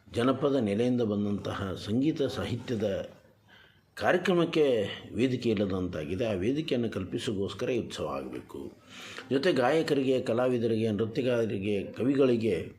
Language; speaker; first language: Kannada; native; Kannada